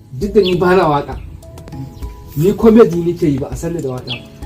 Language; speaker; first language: Hausa; native; Hausa